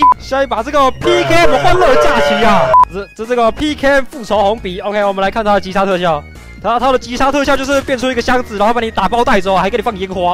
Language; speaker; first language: Chinese; native; Chinese